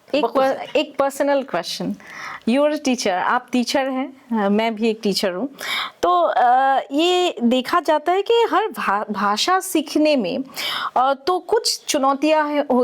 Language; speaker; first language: Hindi; native; Hindi